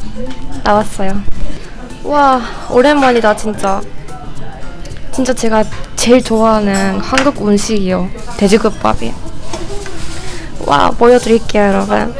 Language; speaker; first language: Korean; non-native, fluent; Japanese